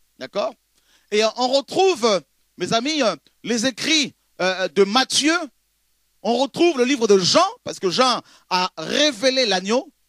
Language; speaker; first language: French; non-native, local second language; Lingala